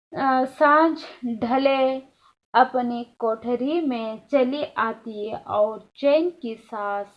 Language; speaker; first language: Hindi; non-native, local second language; Kannada